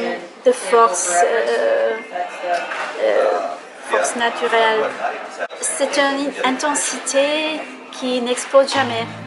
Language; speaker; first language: French; non-native, fluent; Hungarian